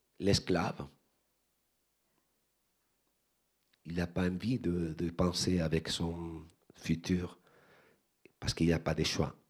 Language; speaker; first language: French; non-native, learner; Spanish